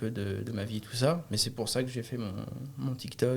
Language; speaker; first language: French; native; French